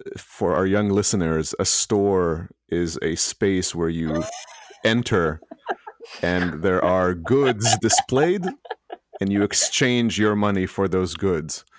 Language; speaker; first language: English; early bilingual, other home language; Hebrew